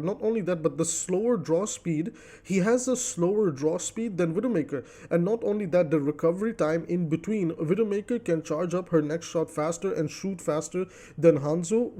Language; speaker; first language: English; native; English